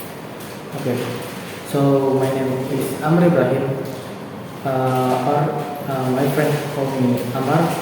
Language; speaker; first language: English; non-native, learner; Indonesian